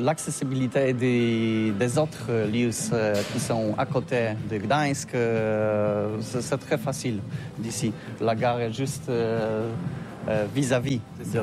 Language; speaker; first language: French; non-native, learner; Polish